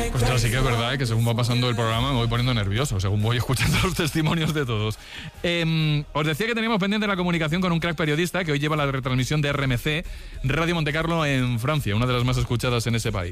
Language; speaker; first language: Spanish; native; Spanish